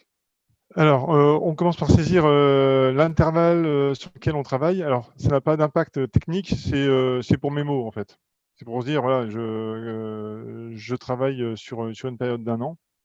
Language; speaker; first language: French; native; French